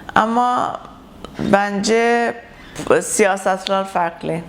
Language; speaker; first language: Turkish; non-native, learner; Persian